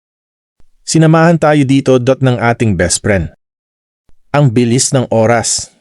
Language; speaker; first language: Filipino; native; Filipino